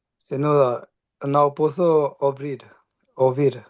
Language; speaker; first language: Portuguese; non-native, learner; Bangla